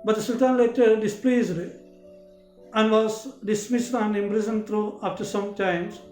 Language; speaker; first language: English; non-native, local second language; Malayalam